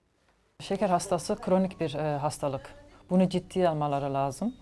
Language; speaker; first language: Turkish; native; Turkish